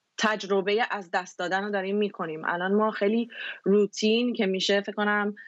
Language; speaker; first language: Persian; early bilingual, heritage; Persian